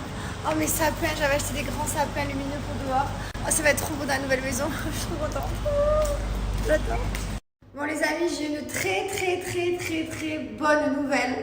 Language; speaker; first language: French; native; French